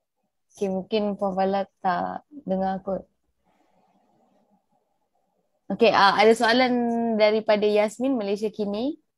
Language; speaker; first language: Malay; native; Malay